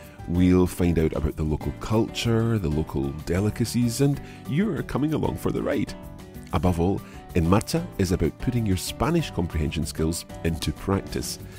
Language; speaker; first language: English; native; English